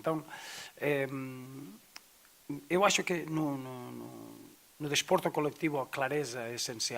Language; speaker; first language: Portuguese; non-native, fluent; Spanish